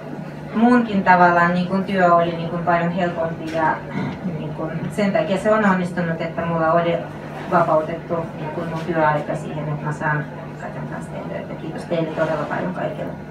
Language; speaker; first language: Finnish; non-native, fluent; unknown